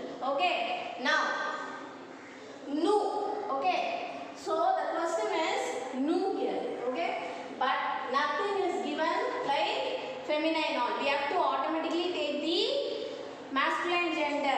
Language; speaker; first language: English; non-native, local second language; Tamil